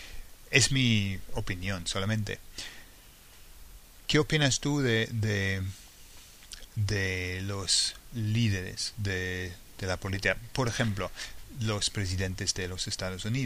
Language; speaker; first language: Spanish; non-native, fluent; English